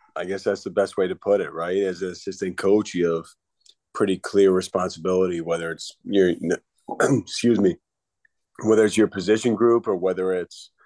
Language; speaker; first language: English; native; English